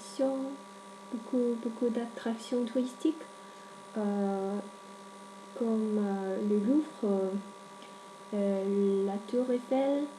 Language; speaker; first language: French; non-native, learner; English